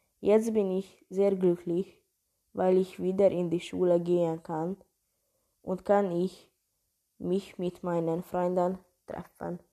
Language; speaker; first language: German; non-native, learner; Hungarian